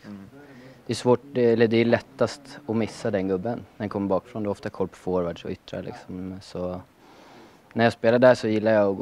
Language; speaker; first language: Swedish; native; Swedish